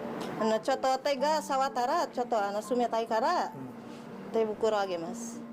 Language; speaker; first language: Japanese; non-native, learner; Indonesian